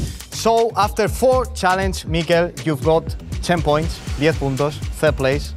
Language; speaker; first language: English; non-native, fluent; Spanish